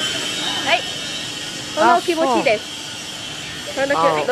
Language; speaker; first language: Japanese; non-native, learner; Vietnamese